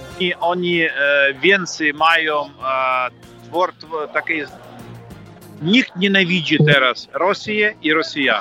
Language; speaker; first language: Polish; non-native, fluent; Ukrainian